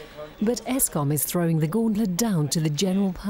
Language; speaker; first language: English; native; English